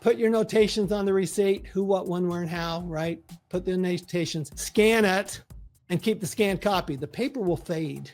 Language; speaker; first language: English; native; English